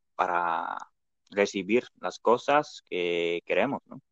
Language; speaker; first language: Spanish; non-native, fluent; Dutch